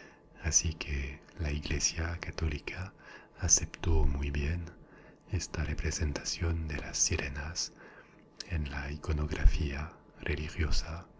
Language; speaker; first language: Spanish; non-native, fluent; French